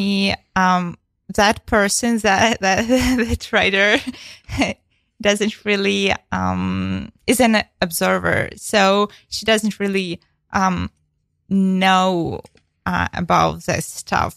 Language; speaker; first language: English; non-native, fluent; Ukrainian